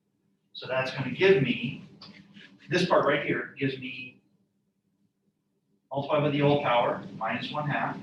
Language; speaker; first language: English; native; English